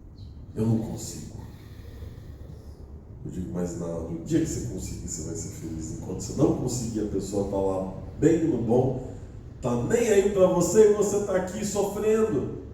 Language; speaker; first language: Portuguese; native; Portuguese